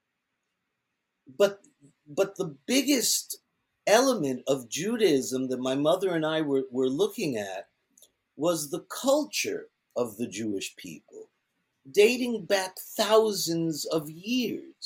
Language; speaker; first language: English; early bilingual, other home language; Yiddish